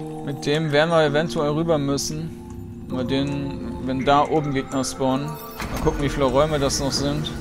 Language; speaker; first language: German; native; German